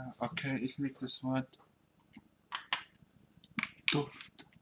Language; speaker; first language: German; native; German